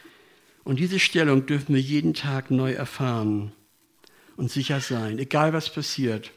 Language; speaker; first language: German; native; German